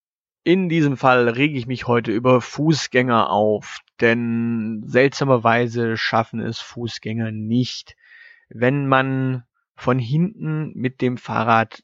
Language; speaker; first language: German; native; German